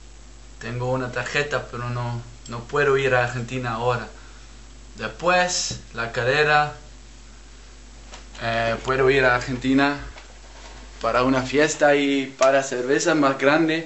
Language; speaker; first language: Spanish; early bilingual, heritage; Spanish